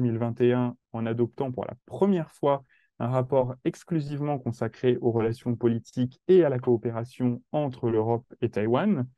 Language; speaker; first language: French; native; French